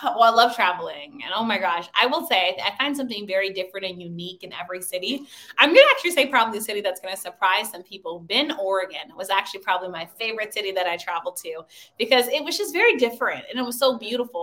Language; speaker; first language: English; native; English